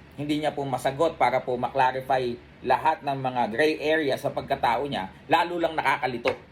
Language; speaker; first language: Filipino; native; Filipino